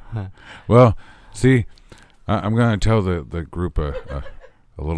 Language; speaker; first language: English; native; English